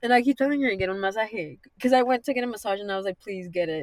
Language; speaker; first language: English; early bilingual, other home language; Spanish